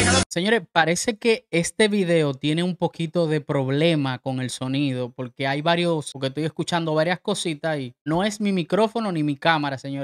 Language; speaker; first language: Spanish; native; Spanish